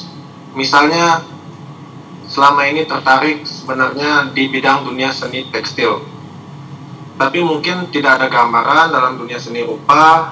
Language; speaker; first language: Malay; non-native, local second language; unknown